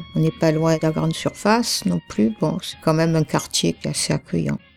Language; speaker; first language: French; native; French